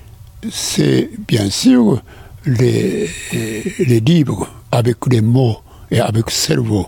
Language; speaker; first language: French; non-native, fluent; Japanese